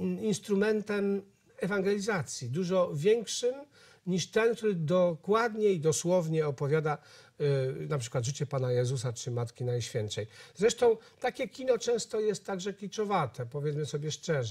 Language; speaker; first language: Polish; native; Polish